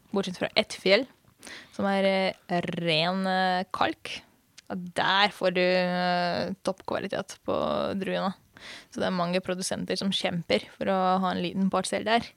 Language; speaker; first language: Norwegian; non-native, fluent; Hungarian